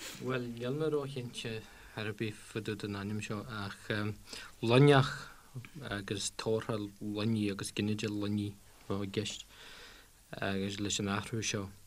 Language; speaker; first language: Irish; native; Irish